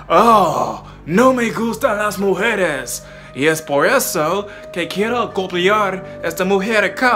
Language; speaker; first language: Spanish; non-native, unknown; English